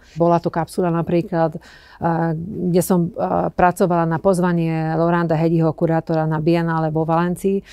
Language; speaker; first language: Slovak; non-native, local second language; Hungarian